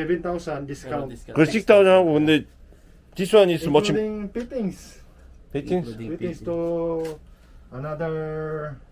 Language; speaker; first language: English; non-native, learner; Korean